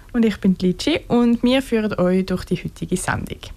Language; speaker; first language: German; native; German